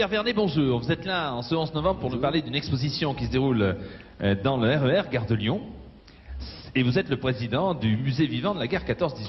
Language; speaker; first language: French; native; French